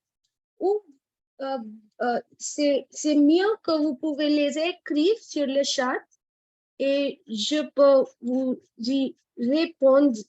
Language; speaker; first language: French; non-native, fluent; Hindi